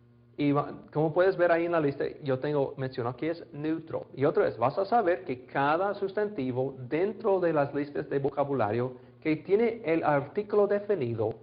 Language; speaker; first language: Spanish; non-native, fluent; English